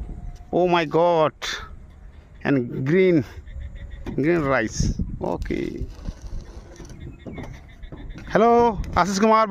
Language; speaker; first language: English; non-native, learner; Odia